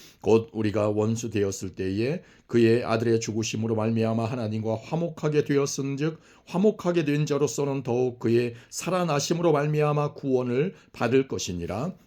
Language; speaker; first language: Korean; native; Korean